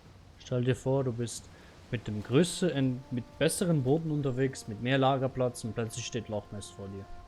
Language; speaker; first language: German; native; German